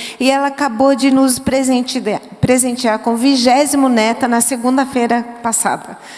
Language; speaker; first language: Portuguese; early bilingual, other home language; English